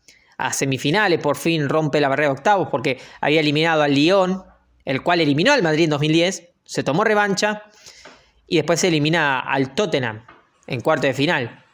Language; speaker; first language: Spanish; native; Spanish